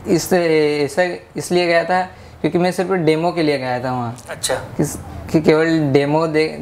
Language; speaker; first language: Hindi; native; Hindi